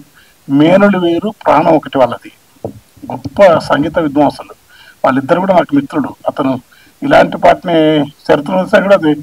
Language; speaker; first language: Telugu; native; Telugu